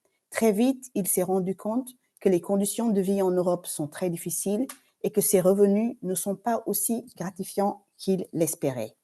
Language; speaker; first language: French; non-native, fluent; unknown